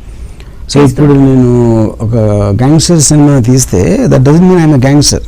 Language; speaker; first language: Telugu; native; Telugu